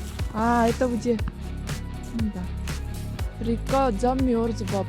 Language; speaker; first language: Russian; non-native, learner; Japanese